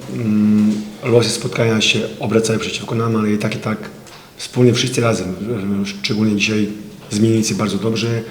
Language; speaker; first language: Polish; non-native, fluent; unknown